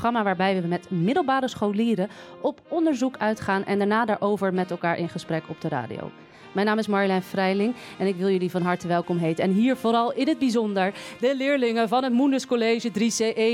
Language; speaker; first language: Dutch; native; Dutch